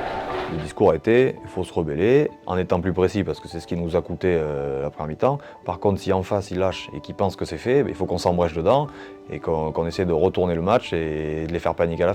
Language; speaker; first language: French; native; French